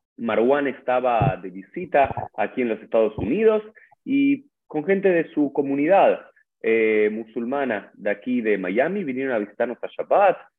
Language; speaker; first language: Spanish; native; Spanish